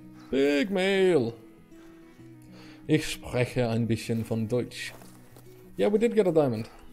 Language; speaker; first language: German; non-native, learner; Danish